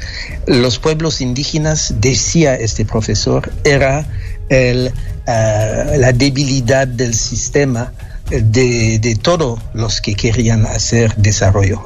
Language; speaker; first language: Spanish; non-native, fluent; French